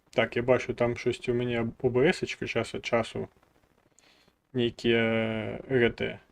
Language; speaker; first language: Belarusian; non-native, local second language; Russian